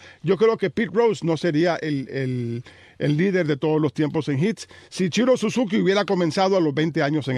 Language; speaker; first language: Spanish; native; Spanish